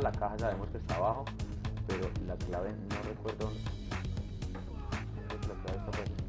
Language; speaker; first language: Spanish; native; Spanish